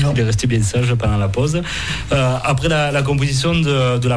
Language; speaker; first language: French; native; French